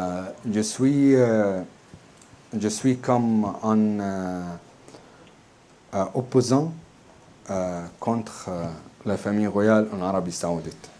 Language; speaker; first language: French; non-native, learner; Arabic